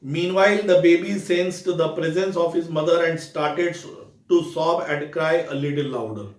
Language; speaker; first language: English; non-native, local second language; Marathi